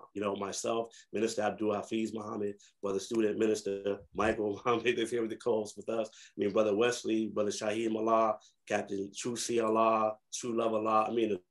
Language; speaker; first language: English; native; English